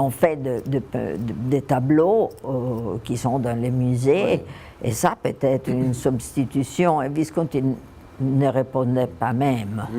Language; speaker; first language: French; non-native, fluent; Italian